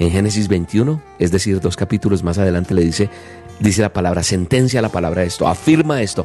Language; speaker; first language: Spanish; native; Spanish